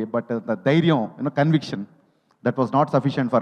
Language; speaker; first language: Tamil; non-native, learner; Telugu